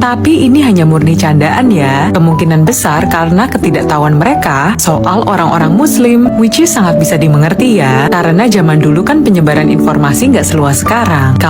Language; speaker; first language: Indonesian; native; Indonesian